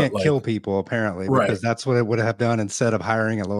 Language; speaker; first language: English; native; English